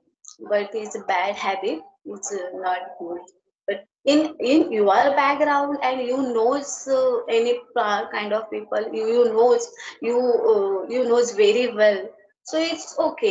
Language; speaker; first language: English; non-native, learner; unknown